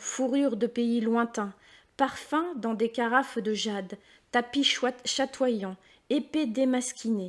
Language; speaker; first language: French; native; French